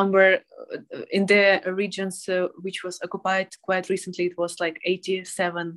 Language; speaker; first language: English; non-native, fluent; Ukrainian